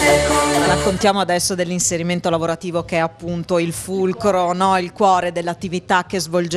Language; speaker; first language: Italian; native; Italian